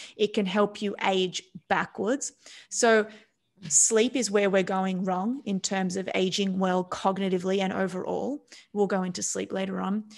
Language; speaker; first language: English; native; English